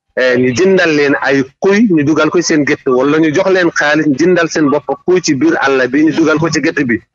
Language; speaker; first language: Wolof; non-native, local second language; Fula